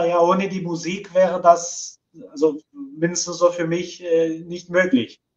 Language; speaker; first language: German; non-native, fluent; Portuguese